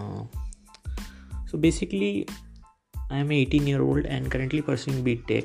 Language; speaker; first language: English; non-native, local second language; Hindi